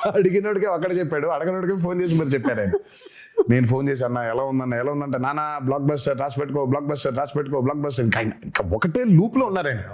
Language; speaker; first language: Telugu; native; Telugu